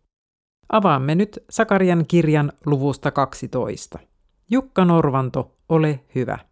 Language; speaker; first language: Finnish; native; Finnish